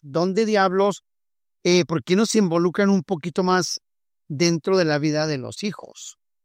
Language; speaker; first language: Spanish; native; Spanish